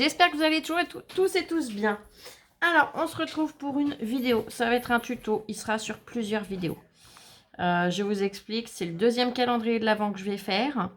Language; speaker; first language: French; native; French